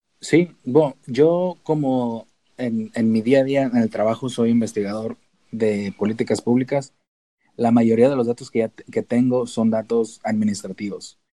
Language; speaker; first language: Spanish; native; Spanish